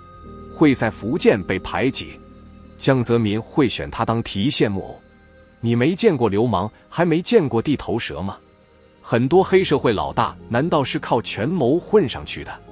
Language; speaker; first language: Chinese; native; Chinese